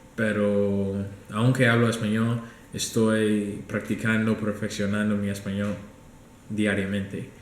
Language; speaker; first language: Spanish; non-native, fluent; English